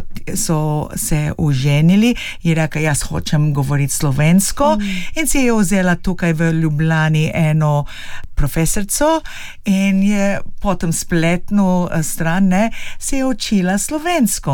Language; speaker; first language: Slovenian; early bilingual, heritage; English